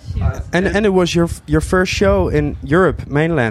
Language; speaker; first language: English; non-native, fluent; Dutch